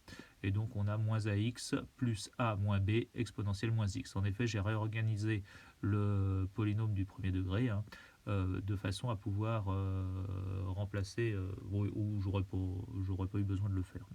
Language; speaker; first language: French; native; French